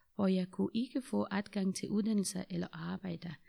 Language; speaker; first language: Danish; non-native, fluent; Persian